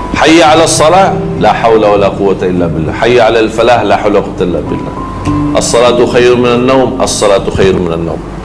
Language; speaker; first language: Malay; non-native, fluent; Arabic